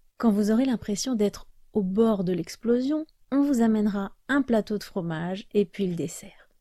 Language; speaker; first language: French; native; French